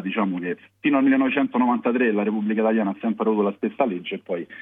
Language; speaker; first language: Italian; native; Italian